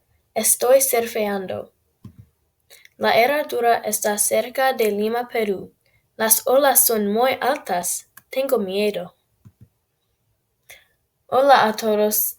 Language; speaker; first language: Spanish; non-native, learner; English